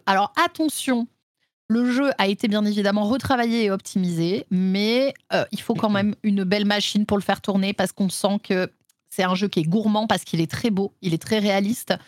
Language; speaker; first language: French; native; French